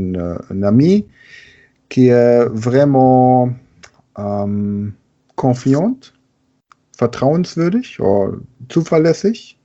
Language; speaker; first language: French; non-native, learner; German